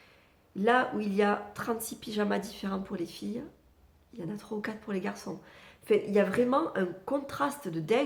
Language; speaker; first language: French; native; French